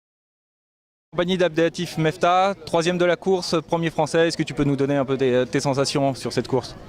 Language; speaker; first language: French; native; French